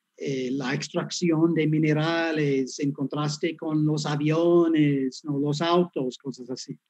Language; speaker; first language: Spanish; non-native, fluent; English